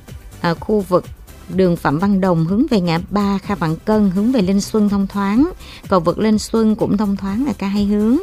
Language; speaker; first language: Vietnamese; native; Vietnamese